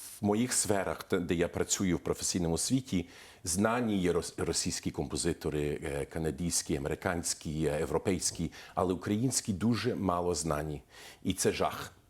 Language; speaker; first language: Ukrainian; early bilingual, heritage; Ukrainian